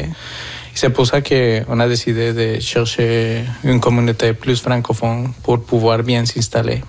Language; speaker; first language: French; non-native, fluent; Spanish